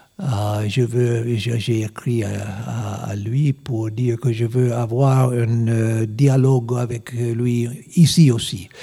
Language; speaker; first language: French; non-native, learner; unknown